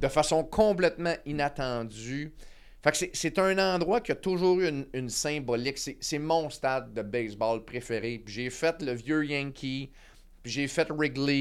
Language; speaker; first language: French; native; French